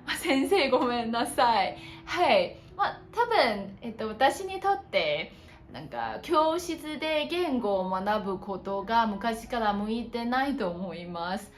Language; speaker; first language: Japanese; non-native, fluent; Chinese